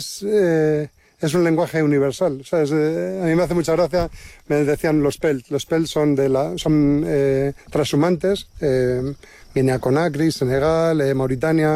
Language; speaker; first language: Spanish; native; Spanish